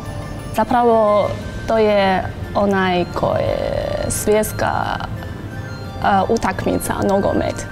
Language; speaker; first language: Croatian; non-native, learner; Chinese